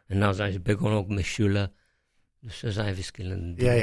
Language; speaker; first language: Dutch; non-native, fluent; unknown